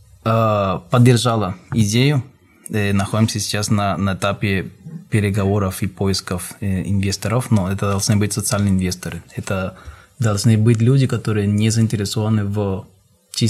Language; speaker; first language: Russian; non-native, fluent; Spanish